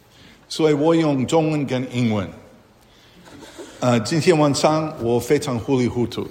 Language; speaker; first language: Chinese; non-native, fluent; English